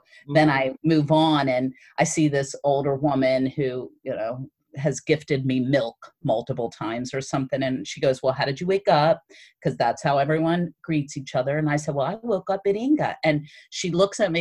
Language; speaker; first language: English; native; English